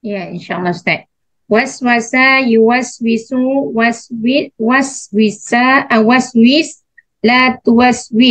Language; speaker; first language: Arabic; non-native, learner; Malay